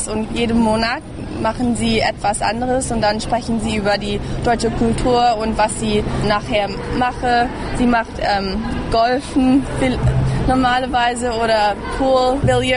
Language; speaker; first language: German; early bilingual, heritage; English